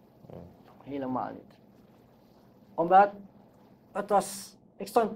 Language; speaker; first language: Dutch; non-native, local second language; Sranan Tongo